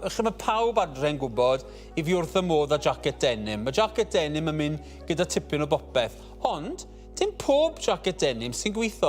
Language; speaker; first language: Welsh; native; Welsh